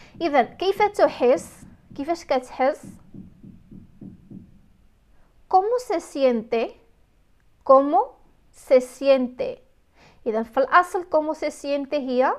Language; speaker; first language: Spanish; non-native, fluent; Arabic